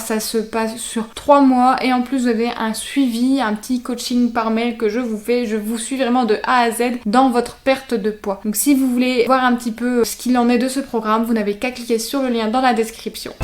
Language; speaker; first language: French; native; French